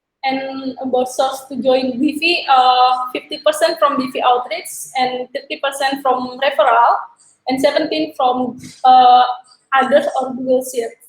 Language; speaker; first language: English; non-native, learner; Indonesian